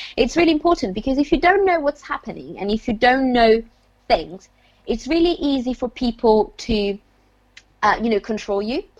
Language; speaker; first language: English; non-native, fluent; Italian